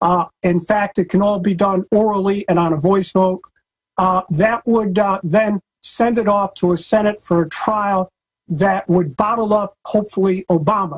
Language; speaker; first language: English; native; English